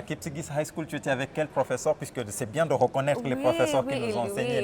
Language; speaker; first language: French; non-native, fluent; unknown